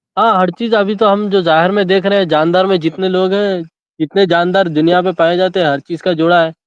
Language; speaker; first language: Urdu; native; Urdu